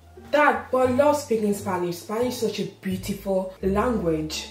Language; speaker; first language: English; native; English